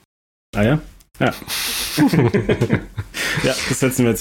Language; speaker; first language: German; native; German